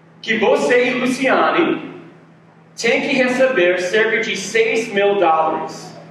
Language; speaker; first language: Portuguese; non-native, fluent; English